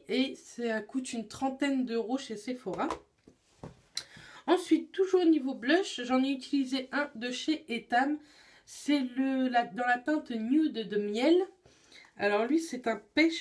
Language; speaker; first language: French; native; French